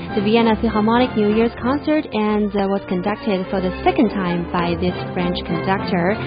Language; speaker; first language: English; non-native, fluent; Chinese